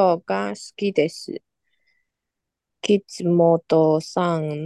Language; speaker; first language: Japanese; non-native, learner; Chinese